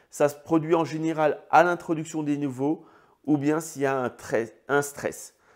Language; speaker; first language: French; native; French